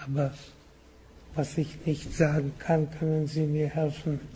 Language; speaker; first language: German; non-native, learner; Czech